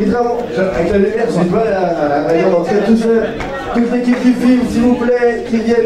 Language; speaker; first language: French; native; French